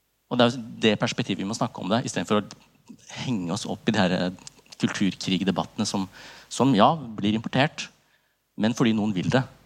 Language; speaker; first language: Norwegian; early bilingual, other home language; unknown